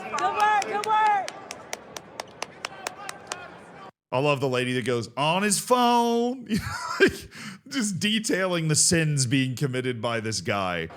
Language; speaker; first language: English; native; English